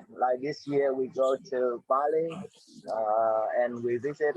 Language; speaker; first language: English; non-native, fluent; Vietnamese